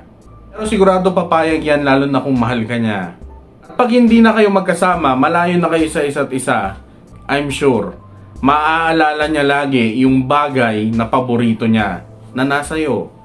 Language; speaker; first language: Filipino; native; Filipino